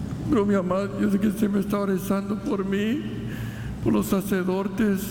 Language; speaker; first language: Spanish; early bilingual, heritage; Spanish